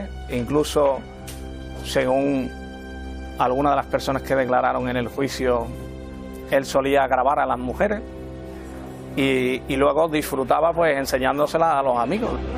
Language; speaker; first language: Spanish; native; Spanish